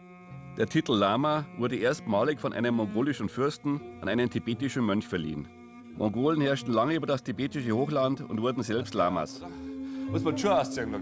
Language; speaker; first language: German; native; German